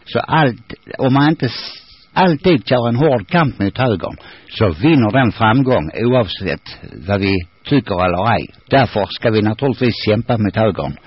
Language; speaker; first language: Swedish; native; Swedish